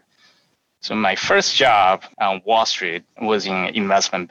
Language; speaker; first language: English; non-native, fluent; Chinese